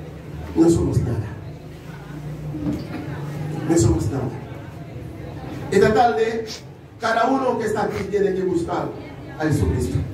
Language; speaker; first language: Spanish; non-native, learner; Haitian Creole